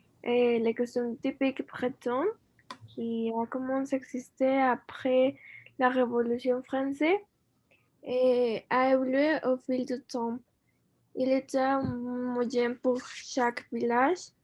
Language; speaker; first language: French; non-native, learner; Spanish